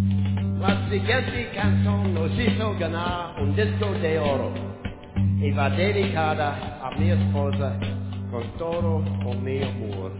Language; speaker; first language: Spanish; non-native, learner; English